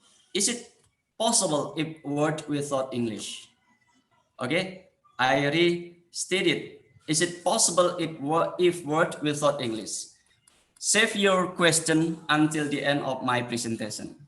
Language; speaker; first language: English; non-native, fluent; Indonesian